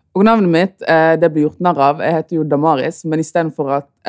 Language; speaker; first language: Norwegian; early bilingual, other home language; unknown